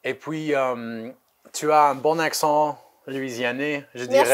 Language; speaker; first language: French; native; French